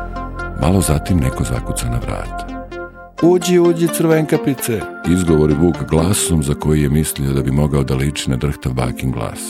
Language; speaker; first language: Serbian; native; Serbian